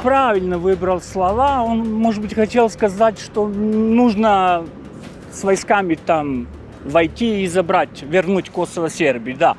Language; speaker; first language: Russian; non-native, fluent; Serbian